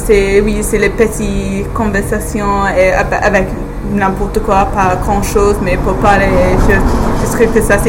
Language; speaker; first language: French; non-native, fluent; English